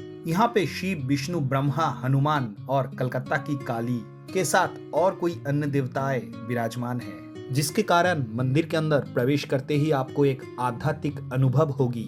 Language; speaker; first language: Hindi; non-native, local second language; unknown